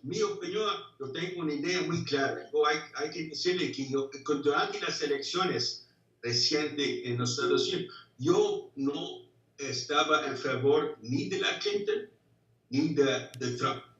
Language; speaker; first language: Spanish; non-native, fluent; English